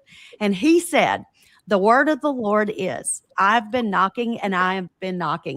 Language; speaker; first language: English; native; English